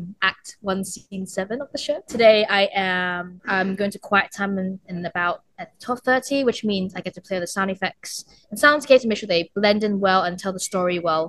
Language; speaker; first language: English; non-native, local second language; Cantonese